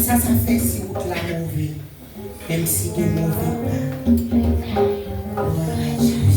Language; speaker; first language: French; non-native, local second language; Haitian Creole